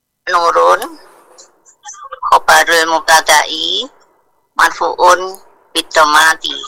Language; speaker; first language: Arabic; non-native, learner; Indonesian